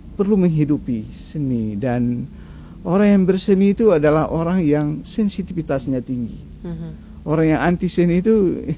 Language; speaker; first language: Indonesian; native; Indonesian